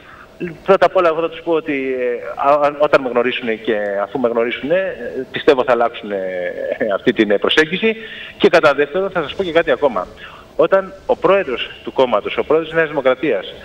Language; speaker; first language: Greek; native; Greek